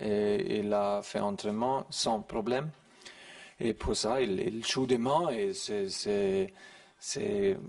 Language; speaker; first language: French; non-native, learner; German